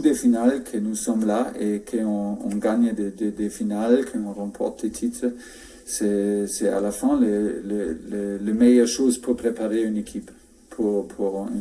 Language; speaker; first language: French; non-native, fluent; German